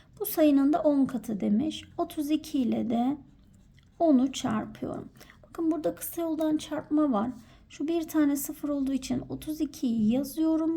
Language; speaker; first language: Turkish; native; Turkish